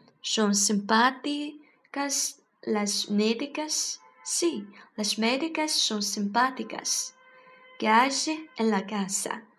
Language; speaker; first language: Spanish; non-native, learner; Chinese